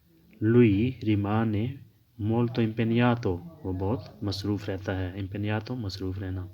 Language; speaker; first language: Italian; non-native, learner; Urdu